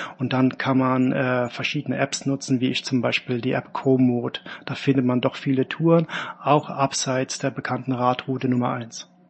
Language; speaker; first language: German; native; German